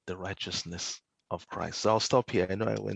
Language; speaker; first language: English; non-native, local second language; Yoruba